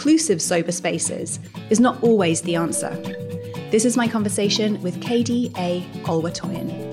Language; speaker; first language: English; native; English